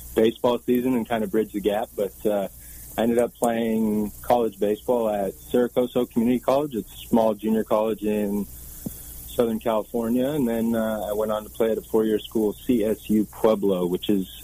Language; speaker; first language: English; native; English